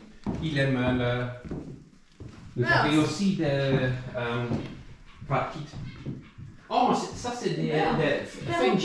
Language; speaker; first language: French; non-native, learner; Dutch